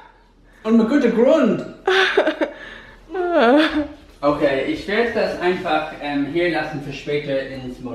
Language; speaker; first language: German; non-native, fluent; English